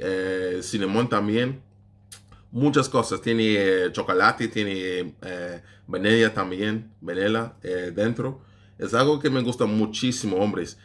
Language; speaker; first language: Spanish; non-native, learner; English